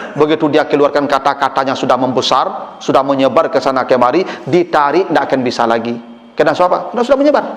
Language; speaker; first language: Malay; non-native, local second language; Minangkabau